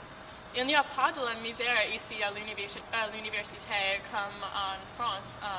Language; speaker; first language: French; non-native, learner; English